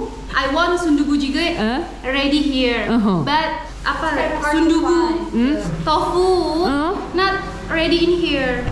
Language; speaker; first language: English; non-native, learner; Indonesian